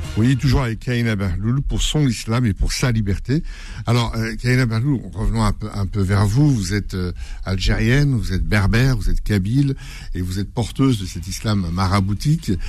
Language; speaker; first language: French; early bilingual, other home language; Kabyle